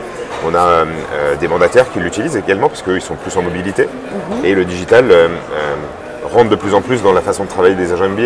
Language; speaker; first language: French; native; French